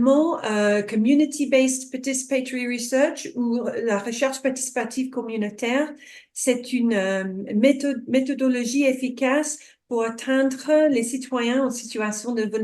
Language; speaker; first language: French; non-native, fluent; English